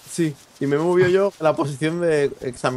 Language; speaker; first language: Spanish; native; Spanish